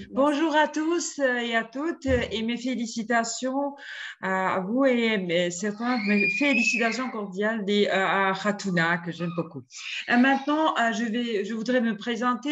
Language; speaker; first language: French; non-native, fluent; Georgian